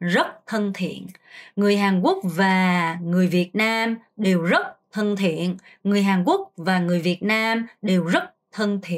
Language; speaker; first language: Vietnamese; non-native, fluent; Korean